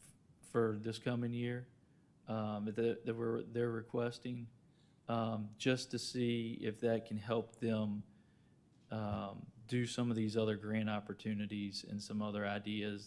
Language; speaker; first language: English; native; English